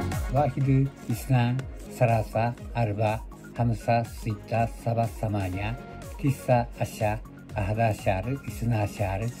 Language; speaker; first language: Arabic; non-native, learner; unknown